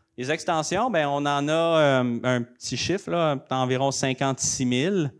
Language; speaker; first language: French; native; French